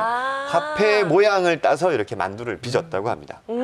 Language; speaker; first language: Korean; native; Korean